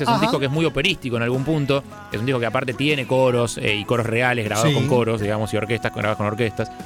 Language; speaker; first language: Spanish; native; Spanish